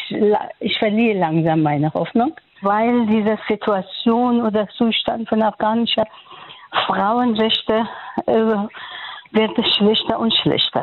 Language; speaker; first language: German; non-native, fluent; Persian